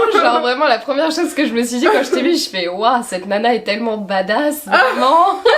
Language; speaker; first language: French; native; French